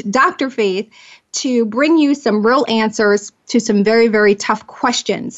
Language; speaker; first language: English; native; English